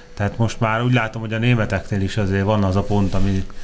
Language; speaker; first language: Hungarian; non-native, fluent; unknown